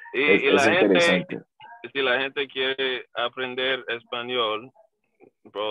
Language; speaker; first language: Spanish; non-native, learner; English